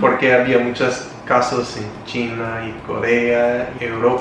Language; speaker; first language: Spanish; non-native, learner; English